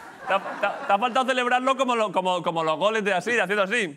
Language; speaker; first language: Spanish; native; Spanish